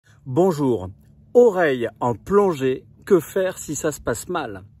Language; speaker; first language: French; native; French